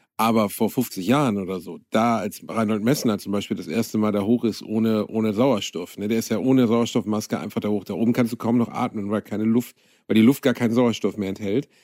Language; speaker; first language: German; native; German